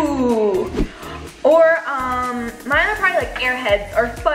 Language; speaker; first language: English; native; English